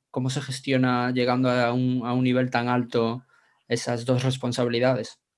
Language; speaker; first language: Spanish; native; Spanish